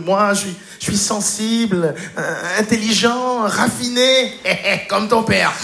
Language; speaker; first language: French; native; French